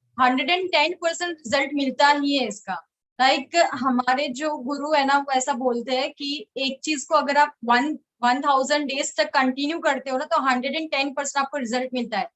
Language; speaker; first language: Hindi; non-native, local second language; Gujarati